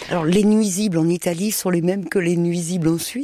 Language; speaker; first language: French; native; French